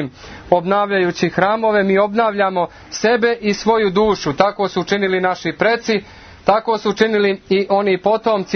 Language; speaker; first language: Croatian; native; Croatian